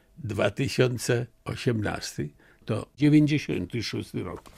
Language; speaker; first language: Polish; native; Polish